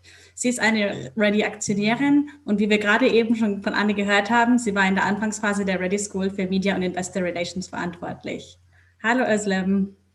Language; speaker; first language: German; native; German